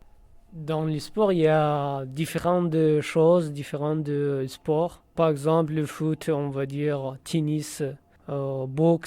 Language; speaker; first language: French; non-native, learner; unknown